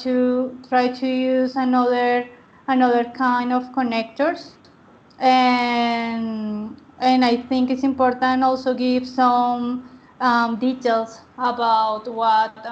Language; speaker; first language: English; non-native, learner; Spanish